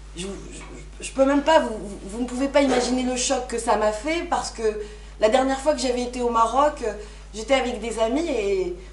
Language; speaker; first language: French; non-native, local second language; Arabic